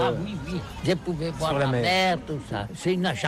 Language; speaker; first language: French; non-native, learner; Catalan